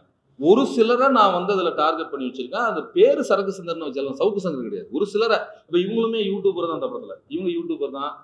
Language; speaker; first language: Tamil; native; Tamil